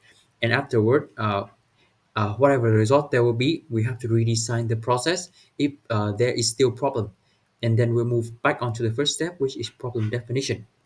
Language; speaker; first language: English; non-native, learner; Vietnamese